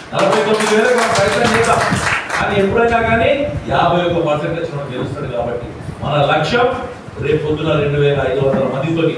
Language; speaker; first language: Telugu; non-native, local second language; Lambadi